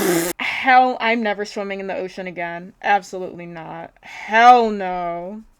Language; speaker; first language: English; native; English